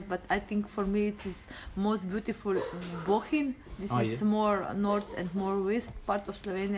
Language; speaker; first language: English; non-native, learner; Slovenian